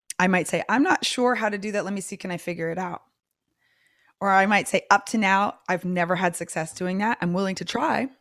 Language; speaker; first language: English; native; English